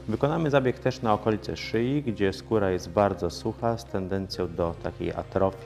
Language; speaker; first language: Polish; native; Polish